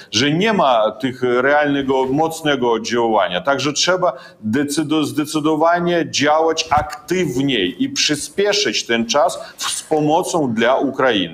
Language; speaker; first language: Polish; non-native, fluent; Russian